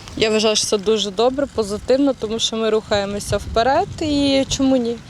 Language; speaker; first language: Ukrainian; native; Ukrainian